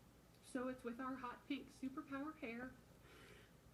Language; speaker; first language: English; native; English